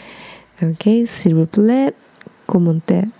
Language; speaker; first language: French; non-native, learner; Japanese